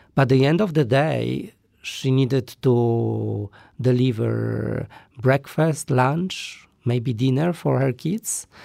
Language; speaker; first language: English; non-native, fluent; Polish